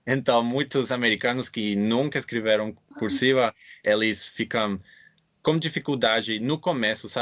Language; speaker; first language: Portuguese; non-native, fluent; English